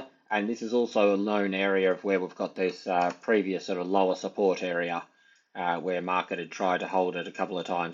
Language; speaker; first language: English; native; English